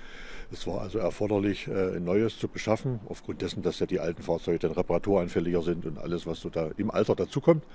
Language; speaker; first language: German; native; German